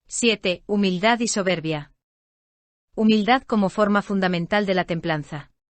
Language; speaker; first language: Spanish; native; Spanish